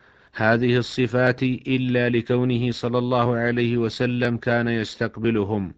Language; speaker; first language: Arabic; native; Arabic